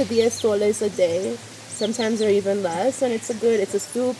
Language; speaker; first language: English; native; English